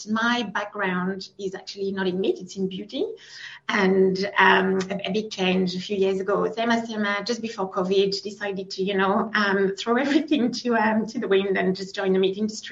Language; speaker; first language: English; non-native, fluent; French